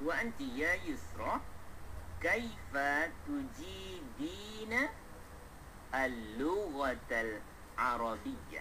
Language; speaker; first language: Arabic; non-native, fluent; Malay